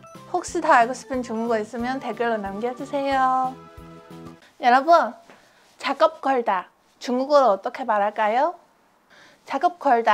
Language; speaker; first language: Korean; non-native, fluent; Chinese